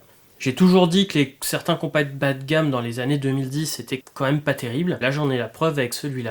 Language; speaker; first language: French; native; French